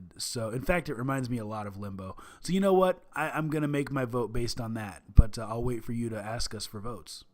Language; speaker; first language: English; native; English